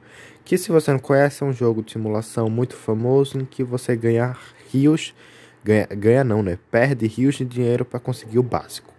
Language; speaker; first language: Portuguese; native; Portuguese